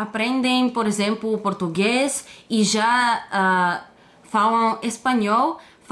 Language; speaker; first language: Portuguese; non-native, fluent; Bulgarian